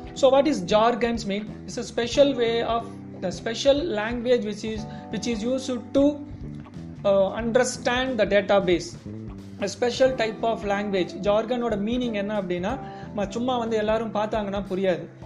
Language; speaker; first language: English; non-native, local second language; Tamil